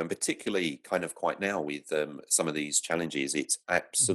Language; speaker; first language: English; native; English